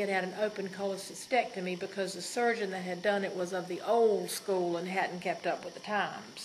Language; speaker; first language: English; native; English